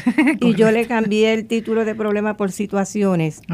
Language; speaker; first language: Spanish; native; Spanish